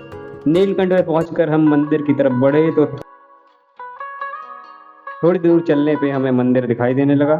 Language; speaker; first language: Hindi; native; Hindi